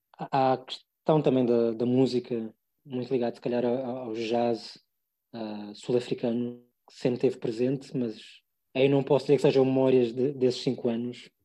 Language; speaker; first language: Portuguese; early bilingual, other home language; English